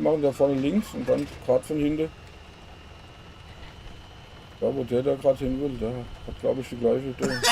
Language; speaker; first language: German; native; German